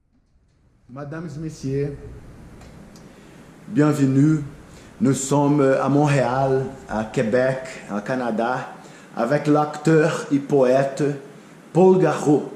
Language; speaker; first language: French; non-native, learner; Portuguese